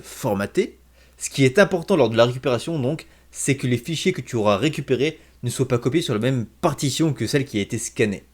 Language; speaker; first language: French; native; French